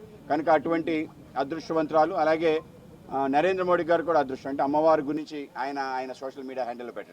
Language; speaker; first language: Telugu; native; Telugu